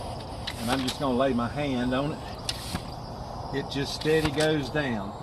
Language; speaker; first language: English; native; English